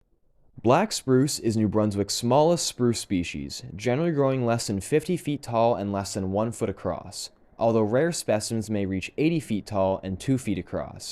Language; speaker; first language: English; native; English